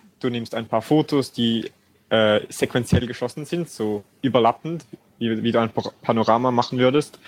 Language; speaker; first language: German; native; German